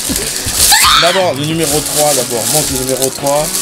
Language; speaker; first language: French; native; French